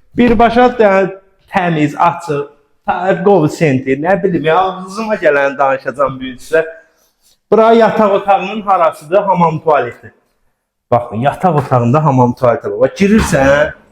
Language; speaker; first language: Azerbaijani; native; Azerbaijani